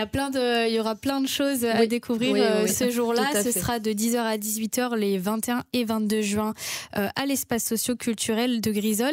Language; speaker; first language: French; native; French